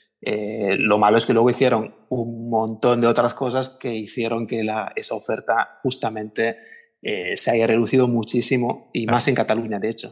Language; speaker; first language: Spanish; non-native, fluent; Italian